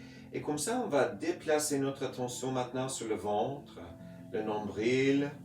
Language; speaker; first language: French; non-native, fluent; English